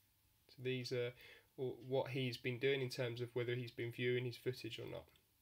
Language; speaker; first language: English; native; English